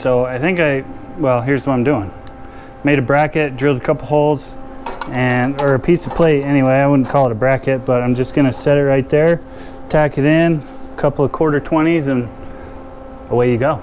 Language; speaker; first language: English; native; English